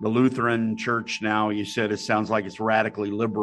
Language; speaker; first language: English; native; English